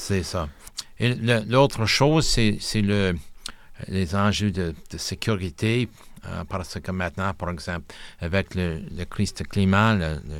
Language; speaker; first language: French; non-native, local second language; English